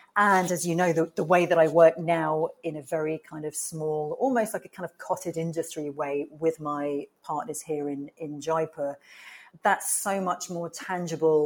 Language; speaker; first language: English; native; English